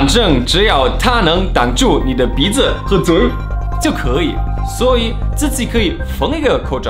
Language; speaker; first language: Chinese; non-native, fluent; German